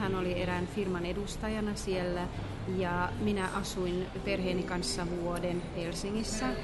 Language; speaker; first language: Finnish; non-native, fluent; Hungarian